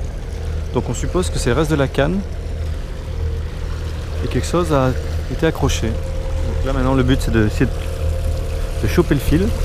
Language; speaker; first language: French; native; French